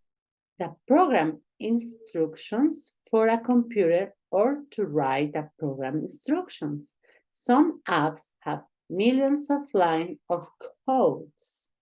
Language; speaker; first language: English; non-native, learner; Spanish